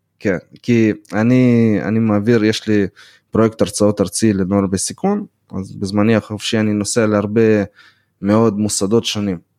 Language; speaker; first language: Hebrew; early bilingual, other home language; Russian